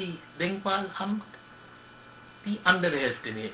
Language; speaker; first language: German; non-native, learner; Sinhala